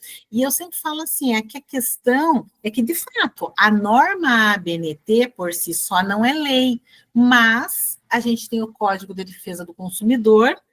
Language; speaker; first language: Portuguese; native; Portuguese